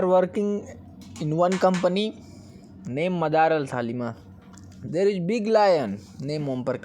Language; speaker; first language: English; non-native, learner; Hindi